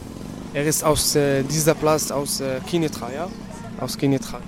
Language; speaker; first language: German; non-native, learner; Arabic